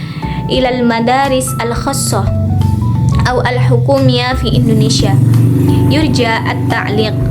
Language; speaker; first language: Arabic; non-native, learner; Indonesian